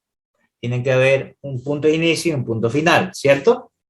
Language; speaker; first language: Spanish; native; Spanish